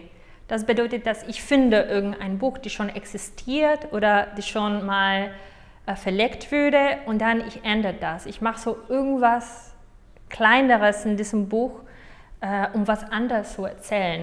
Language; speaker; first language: German; non-native, fluent; Spanish